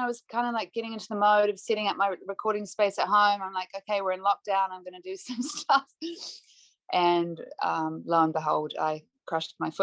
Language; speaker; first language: English; native; English